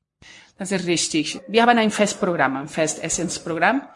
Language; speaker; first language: German; non-native, learner; Spanish